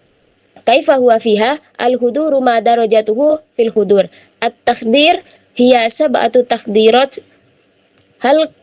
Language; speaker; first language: Arabic; non-native, learner; Indonesian